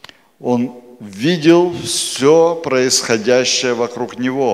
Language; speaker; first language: Polish; non-native, learner; Russian